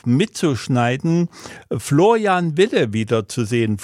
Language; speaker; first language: German; native; German